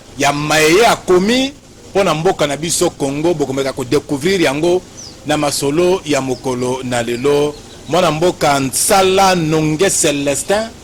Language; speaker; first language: Lingala; native; Lingala